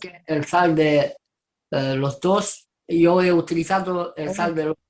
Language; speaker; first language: Spanish; non-native, fluent; Romanian